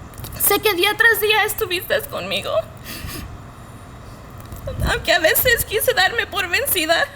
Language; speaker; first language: Spanish; early bilingual, heritage; Spanish